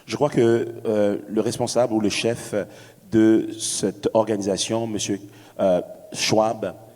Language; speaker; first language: French; native; French